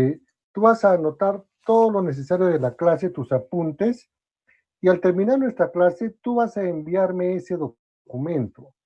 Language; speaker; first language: Spanish; native; Spanish